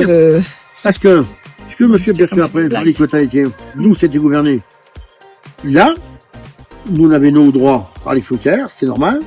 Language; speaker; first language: French; native; French